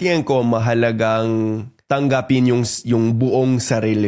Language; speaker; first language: Filipino; non-native, fluent; English